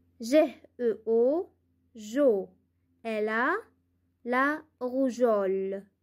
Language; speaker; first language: French; non-native, local second language; Arabic